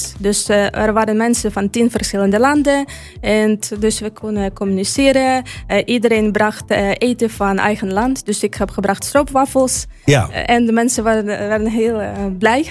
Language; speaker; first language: Dutch; non-native, fluent; Ukrainian